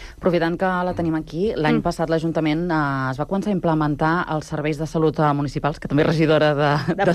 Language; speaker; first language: Catalan; native; Catalan